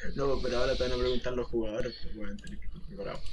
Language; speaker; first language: Spanish; native; Spanish